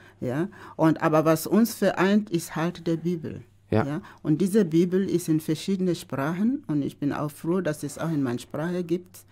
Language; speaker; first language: German; non-native, fluent; Igbo